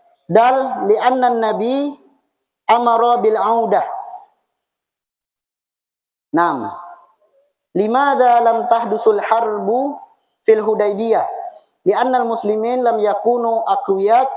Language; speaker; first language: Arabic; non-native, fluent; Indonesian